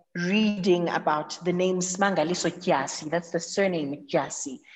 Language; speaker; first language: English; non-native, local second language; Zulu